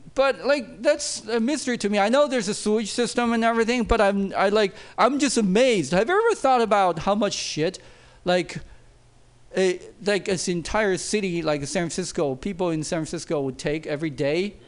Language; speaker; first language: English; non-native, fluent; Chinese